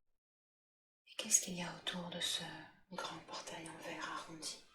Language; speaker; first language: French; native; French